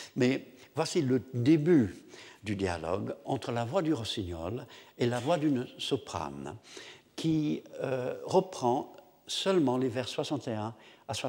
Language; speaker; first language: French; non-native, fluent; English